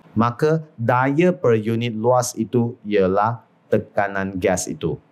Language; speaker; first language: Malay; non-native, local second language; Chinese